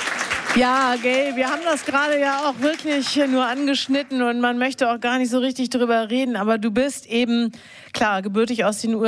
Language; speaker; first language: German; native; German